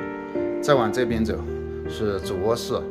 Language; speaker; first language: Chinese; native; Chinese